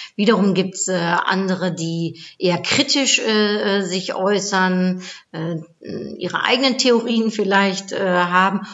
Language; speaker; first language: German; non-native, fluent; Dutch